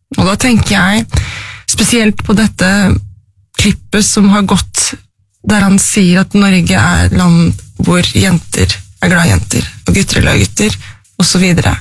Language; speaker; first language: Norwegian; native; Norwegian